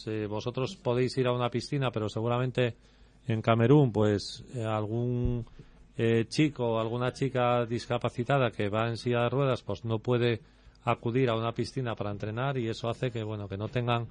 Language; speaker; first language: Spanish; native; Spanish